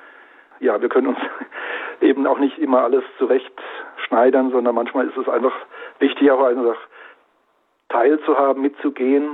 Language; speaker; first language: German; native; German